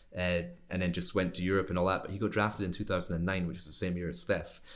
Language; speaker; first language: English; native; English